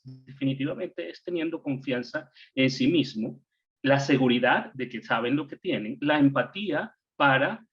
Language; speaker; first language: Spanish; native; Spanish